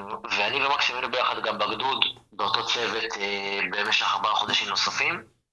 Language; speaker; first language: Hebrew; native; Hebrew